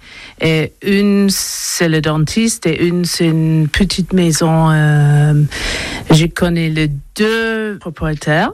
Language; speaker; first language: French; non-native, learner; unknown